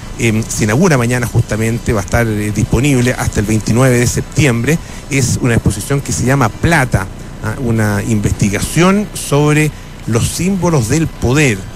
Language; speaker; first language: Spanish; native; Spanish